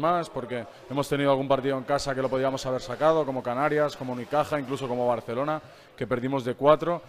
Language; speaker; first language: Spanish; native; Spanish